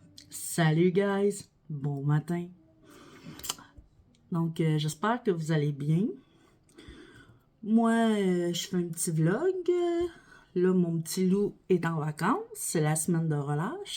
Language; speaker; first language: French; native; French